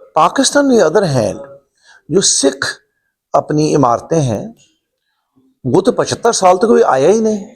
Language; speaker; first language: Hindi; non-native, local second language; Punjabi